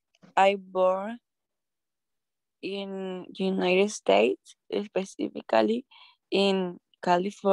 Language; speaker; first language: English; non-native, learner; Spanish